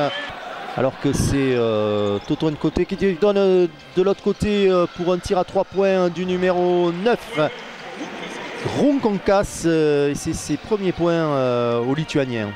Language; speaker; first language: French; native; French